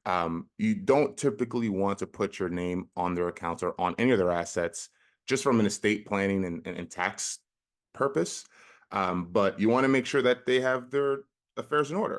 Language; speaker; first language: English; native; English